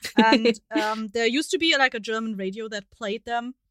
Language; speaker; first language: English; non-native, fluent; German